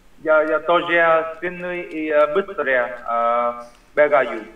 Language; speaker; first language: Russian; non-native, learner; Vietnamese